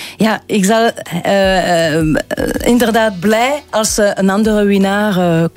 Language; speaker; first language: Dutch; non-native, local second language; French